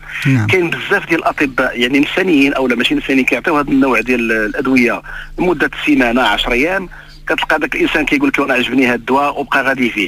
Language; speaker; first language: Arabic; native; Arabic